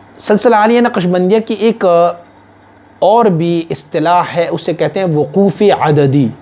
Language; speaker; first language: Urdu; non-native, local second language; Pashto